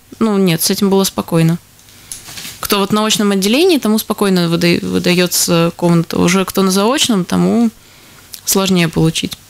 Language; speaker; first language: Russian; native; Russian